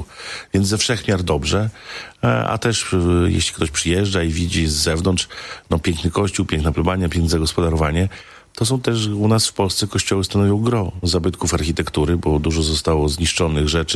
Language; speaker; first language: Polish; native; Polish